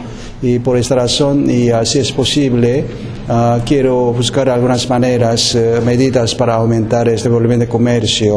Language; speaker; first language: Spanish; non-native, fluent; Korean